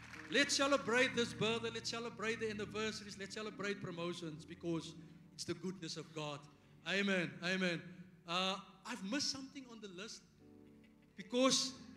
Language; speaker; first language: English; non-native, local second language; Afrikaans